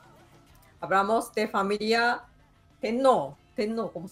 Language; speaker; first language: Spanish; non-native, fluent; Japanese